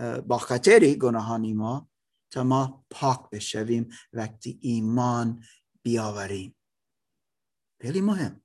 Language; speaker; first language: Persian; non-native, learner; German